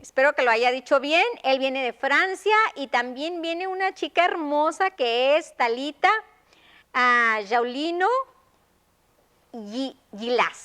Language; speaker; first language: Spanish; native; Spanish